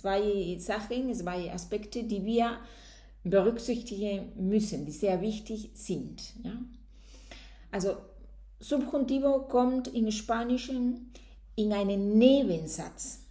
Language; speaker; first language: German; non-native, fluent; Spanish